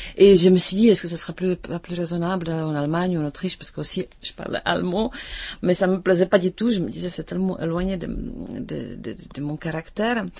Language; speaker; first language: French; non-native, fluent; Czech